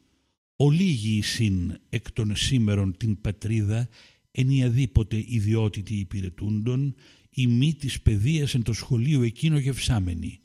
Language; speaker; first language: Greek; native; Greek